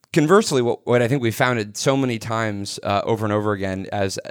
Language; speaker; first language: English; native; English